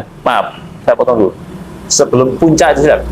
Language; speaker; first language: Malay; native; Malay